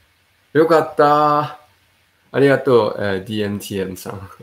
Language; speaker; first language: Japanese; non-native, fluent; Danish